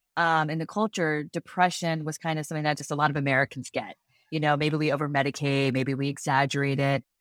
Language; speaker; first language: English; native; English